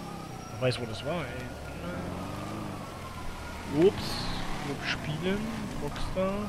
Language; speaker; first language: German; native; German